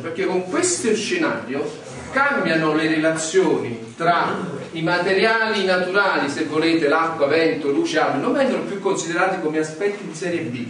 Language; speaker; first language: Italian; native; Italian